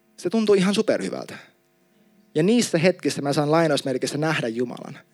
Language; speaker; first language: Finnish; native; Finnish